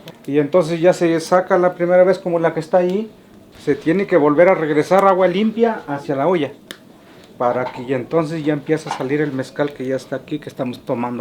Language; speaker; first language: Spanish; native; Spanish